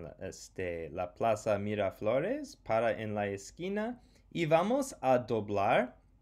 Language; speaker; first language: Spanish; non-native, fluent; English